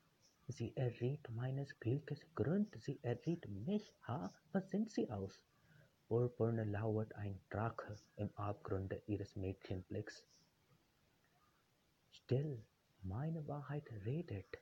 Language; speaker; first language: German; non-native, fluent; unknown